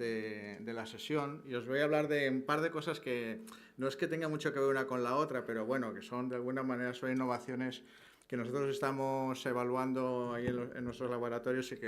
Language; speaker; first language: Spanish; native; Spanish